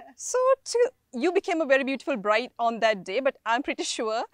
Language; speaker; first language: English; non-native, local second language; Sinhala